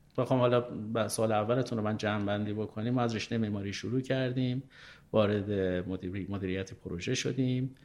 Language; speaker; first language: Persian; native; Persian